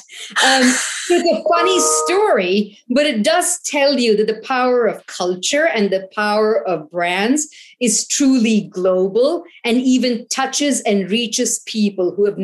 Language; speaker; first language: English; non-native, local second language; Tamil